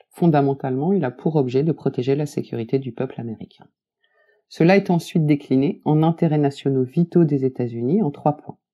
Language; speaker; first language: French; native; French